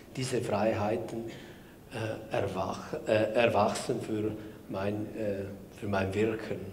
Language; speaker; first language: German; non-native, local second language; Romansh